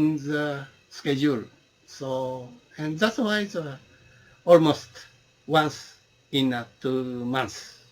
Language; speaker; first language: English; non-native, learner; Japanese